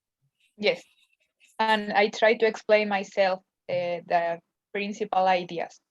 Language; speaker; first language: English; non-native, learner; Spanish